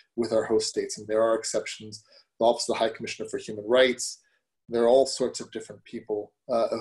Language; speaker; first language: English; early bilingual, other home language; German